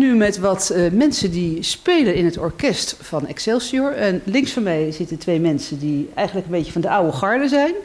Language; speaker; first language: Dutch; native; Dutch